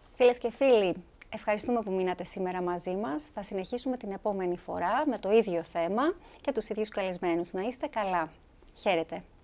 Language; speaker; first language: Greek; native; Greek